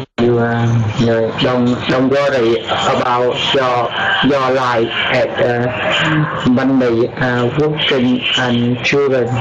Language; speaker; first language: English; non-native, learner; Vietnamese